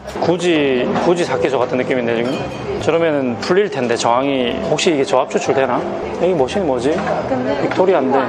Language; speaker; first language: Korean; native; Korean